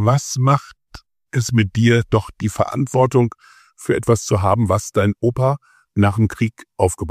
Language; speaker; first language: German; native; German